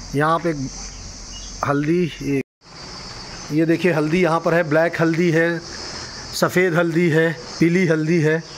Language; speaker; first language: Hindi; native; Hindi